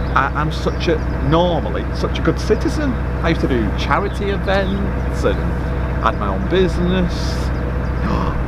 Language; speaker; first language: English; native; English